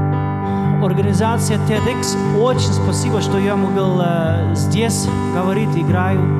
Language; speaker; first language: Russian; non-native, learner; Dutch